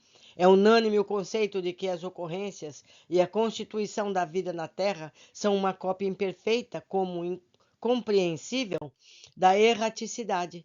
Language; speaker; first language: Portuguese; native; Portuguese